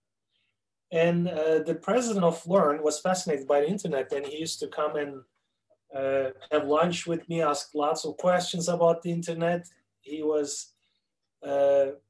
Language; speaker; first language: English; non-native, fluent; Turkish